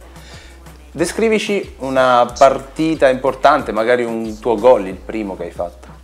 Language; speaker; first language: Italian; native; Italian